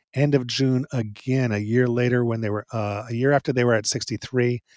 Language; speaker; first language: English; native; English